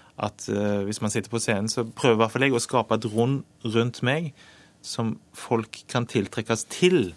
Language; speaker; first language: Norwegian; native; Norwegian